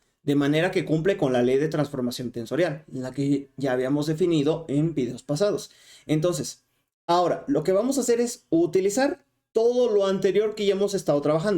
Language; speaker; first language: Spanish; native; Spanish